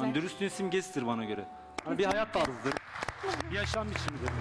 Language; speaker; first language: Turkish; native; Turkish